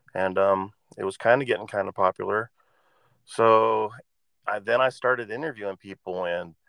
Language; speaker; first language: English; native; English